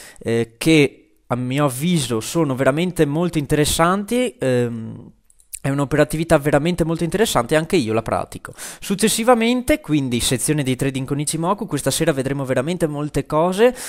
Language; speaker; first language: Italian; native; Italian